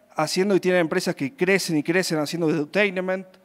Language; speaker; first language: Spanish; native; Spanish